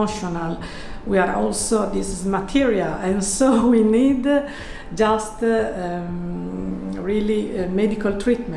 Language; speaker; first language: English; non-native, learner; Italian